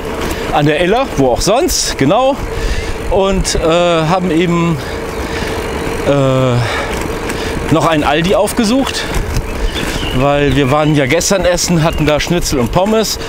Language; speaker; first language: German; native; German